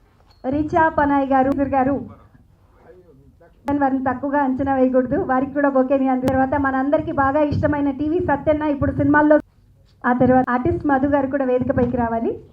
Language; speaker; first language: Telugu; native; Telugu